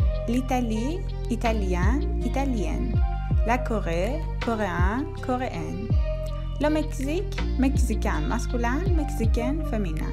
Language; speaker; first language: French; non-native, fluent; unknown